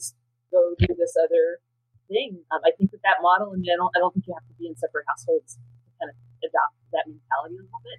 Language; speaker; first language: English; native; English